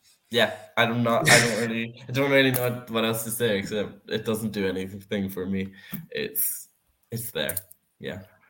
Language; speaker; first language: English; native; English